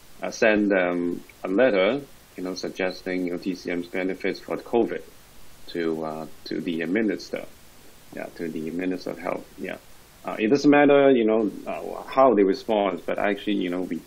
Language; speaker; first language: English; non-native, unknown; Chinese